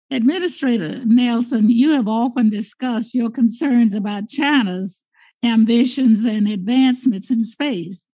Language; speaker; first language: English; native; English